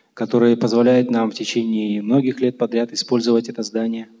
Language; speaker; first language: Russian; native; Russian